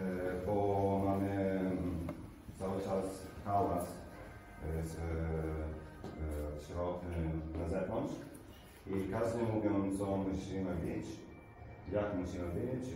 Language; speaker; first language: Polish; non-native, learner; Italian